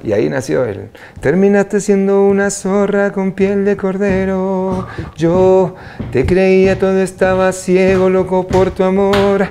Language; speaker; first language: Spanish; native; Spanish